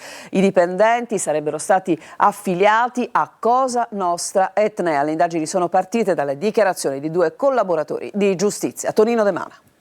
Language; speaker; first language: Italian; native; Italian